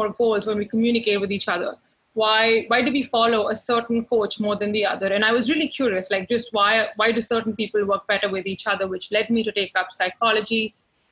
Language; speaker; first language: English; non-native, local second language; Hindi